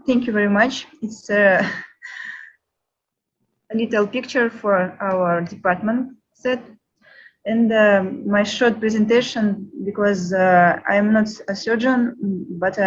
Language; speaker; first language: English; non-native, learner; Russian